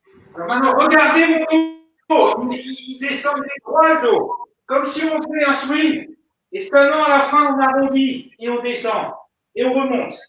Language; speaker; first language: French; native; French